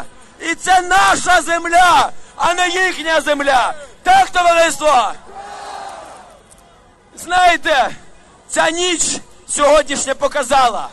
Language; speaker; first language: Ukrainian; native; Ukrainian